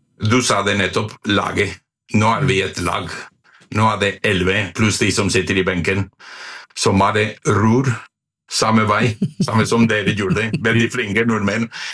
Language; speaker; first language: Norwegian; non-native, fluent; Spanish